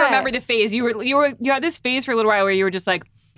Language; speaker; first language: English; native; English